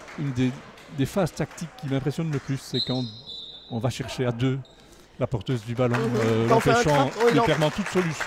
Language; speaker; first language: French; native; French